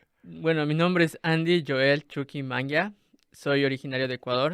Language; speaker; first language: Spanish; non-native, local second language; Quechua